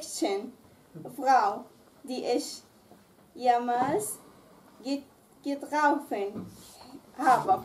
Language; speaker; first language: German; non-native, learner; Arabic